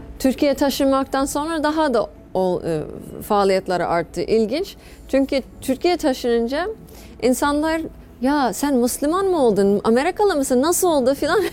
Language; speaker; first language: Turkish; non-native, fluent; English